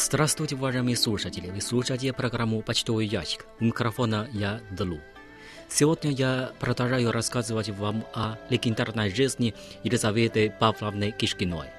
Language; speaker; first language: Russian; non-native, fluent; Chinese